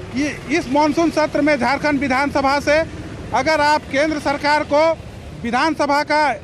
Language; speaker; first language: Hindi; native; Hindi